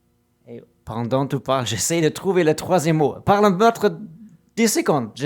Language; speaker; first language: French; non-native, fluent; German